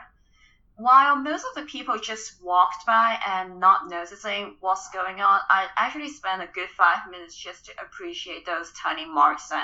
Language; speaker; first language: English; non-native, local second language; Cantonese